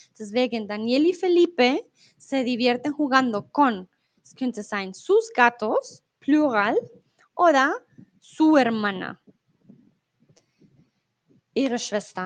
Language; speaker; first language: German; non-native, fluent; Spanish